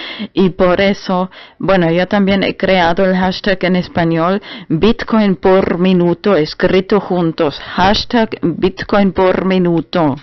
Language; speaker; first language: Spanish; non-native, learner; German